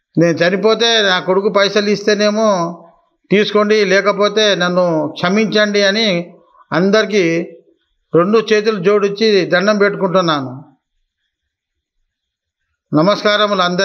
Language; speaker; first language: Telugu; native; Telugu